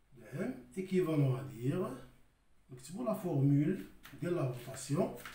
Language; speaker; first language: French; non-native, local second language; Arabic